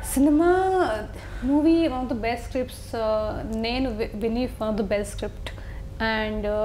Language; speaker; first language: Telugu; non-native, local second language; Hindi